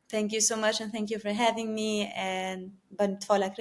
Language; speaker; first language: English; non-native, fluent; Albanian